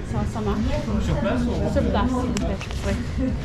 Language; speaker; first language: French; non-native, fluent; English